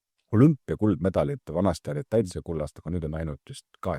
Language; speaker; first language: Estonian; native; Estonian